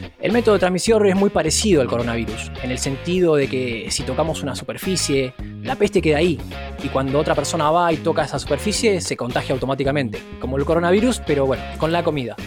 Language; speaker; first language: Spanish; native; Spanish